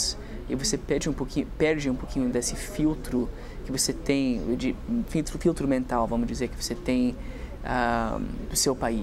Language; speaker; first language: Portuguese; non-native, fluent; English